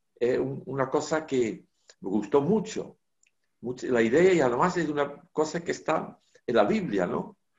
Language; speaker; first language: Spanish; non-native, fluent; Dutch